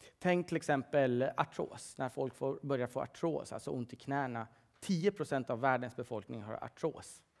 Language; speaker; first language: Swedish; early bilingual, other home language; Persian